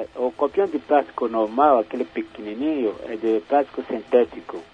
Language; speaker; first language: Portuguese; non-native, fluent; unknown